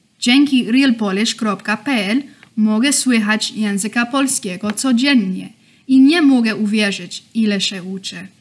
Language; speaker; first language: Polish; non-native, learner; English